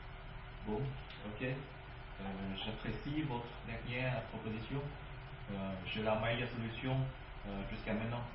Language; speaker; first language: French; non-native, learner; Vietnamese